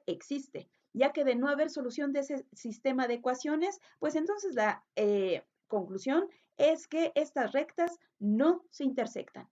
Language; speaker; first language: Spanish; native; Spanish